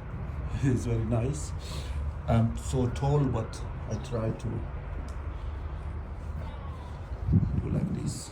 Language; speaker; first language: English; non-native, learner; Persian